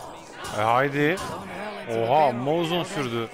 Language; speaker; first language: Turkish; native; Turkish